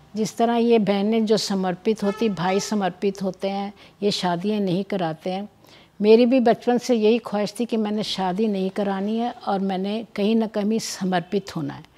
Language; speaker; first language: Hindi; native; Hindi